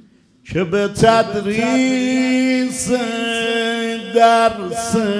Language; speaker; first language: Persian; native; Persian